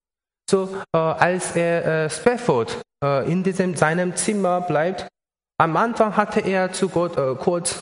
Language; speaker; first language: German; non-native, learner; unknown